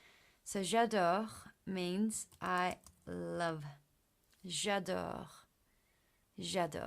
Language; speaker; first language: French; non-native, fluent; English